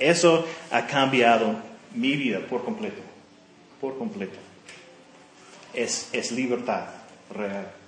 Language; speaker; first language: Spanish; non-native, fluent; English